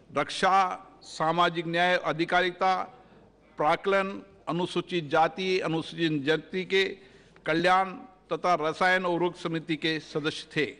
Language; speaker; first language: Hindi; native; Hindi